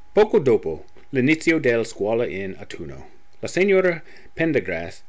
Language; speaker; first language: Italian; non-native, learner; English